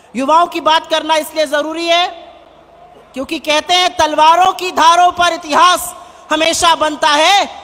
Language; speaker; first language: Hindi; native; Hindi